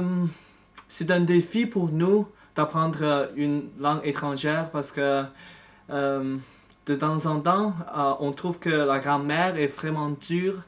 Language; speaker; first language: French; non-native, fluent; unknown